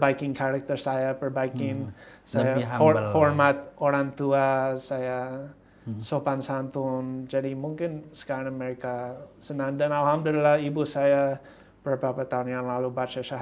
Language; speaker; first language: Indonesian; non-native, fluent; English